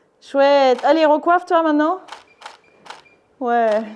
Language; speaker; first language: French; native; French